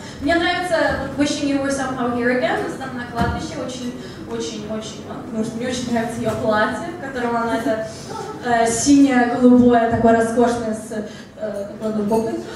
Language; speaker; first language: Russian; early bilingual, heritage; Russian